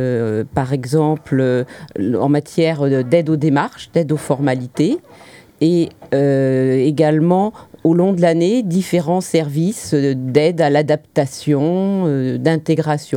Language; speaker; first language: French; native; French